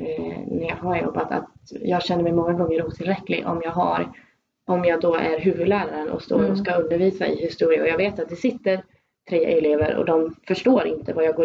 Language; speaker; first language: Swedish; native; Swedish